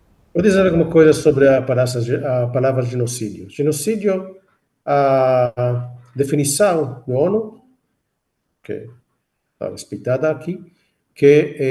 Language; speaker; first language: Portuguese; non-native, fluent; Hebrew